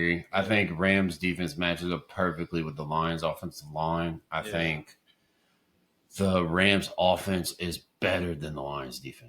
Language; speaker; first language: English; native; English